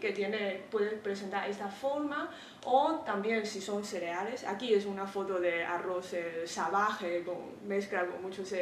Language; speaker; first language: Spanish; non-native, fluent; Chinese